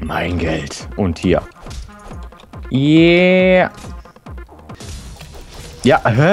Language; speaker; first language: German; native; German